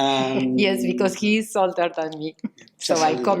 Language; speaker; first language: English; non-native, learner; Spanish